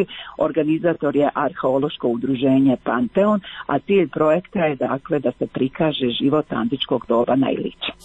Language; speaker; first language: Croatian; native; Croatian